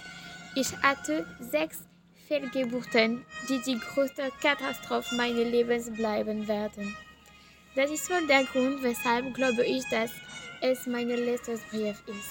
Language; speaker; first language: German; non-native, learner; French